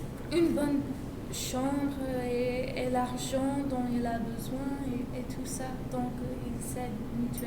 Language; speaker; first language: French; non-native, learner; English